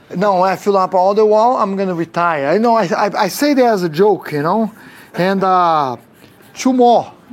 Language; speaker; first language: English; non-native, fluent; Portuguese